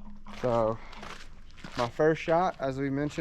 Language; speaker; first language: English; native; English